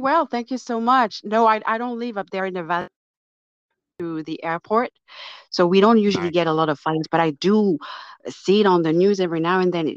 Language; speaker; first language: English; non-native, fluent; French